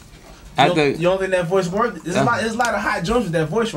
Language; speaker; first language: English; native; English